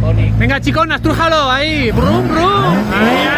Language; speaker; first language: Spanish; native; Spanish